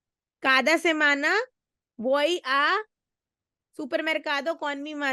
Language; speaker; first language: Spanish; non-native, fluent; Hindi